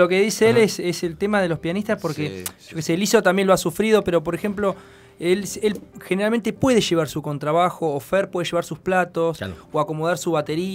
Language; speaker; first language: Spanish; native; Spanish